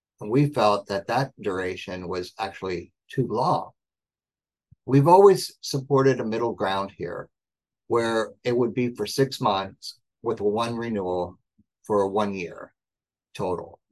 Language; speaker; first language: English; native; English